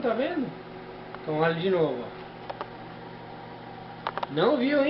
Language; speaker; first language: Portuguese; native; Portuguese